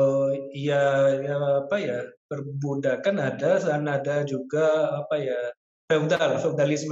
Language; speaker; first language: Indonesian; non-native, fluent; Spanish